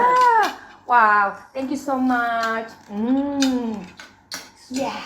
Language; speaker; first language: English; non-native, learner; Indonesian